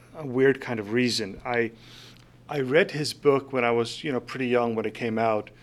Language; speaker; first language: English; non-native, fluent; Faroese